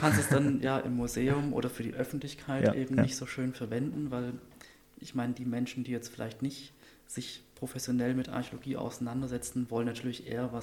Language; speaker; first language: German; native; German